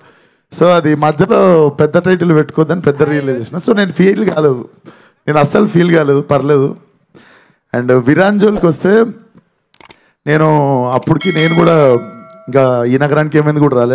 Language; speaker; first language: Telugu; native; Telugu